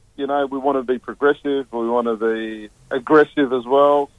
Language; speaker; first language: English; native; English